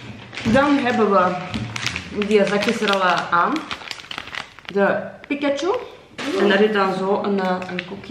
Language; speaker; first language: Dutch; native; Dutch